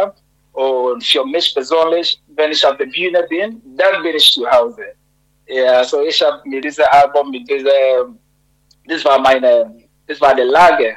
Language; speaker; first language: German; non-native, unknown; Akan